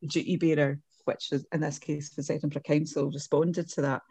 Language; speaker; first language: English; native; English